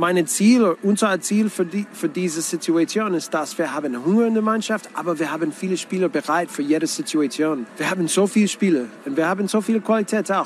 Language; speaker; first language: German; non-native, learner; English